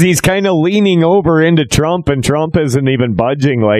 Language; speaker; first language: English; native; English